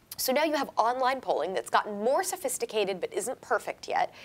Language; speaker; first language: English; native; English